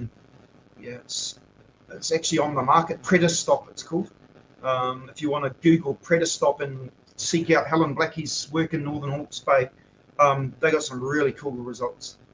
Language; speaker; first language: English; native; English